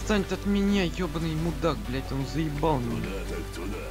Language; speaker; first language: Russian; native; Russian